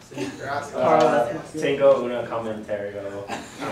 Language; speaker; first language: Spanish; non-native, learner; English